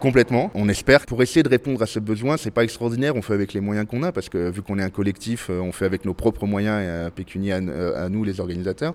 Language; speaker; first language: French; native; French